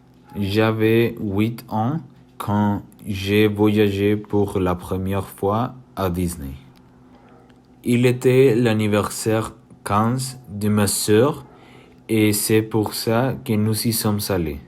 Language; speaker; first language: French; non-native, learner; Spanish